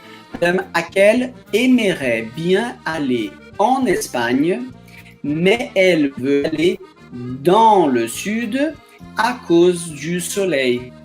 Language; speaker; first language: French; non-native, fluent; Portuguese